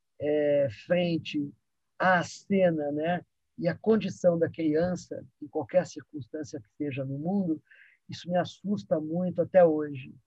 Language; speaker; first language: Portuguese; early bilingual, other home language; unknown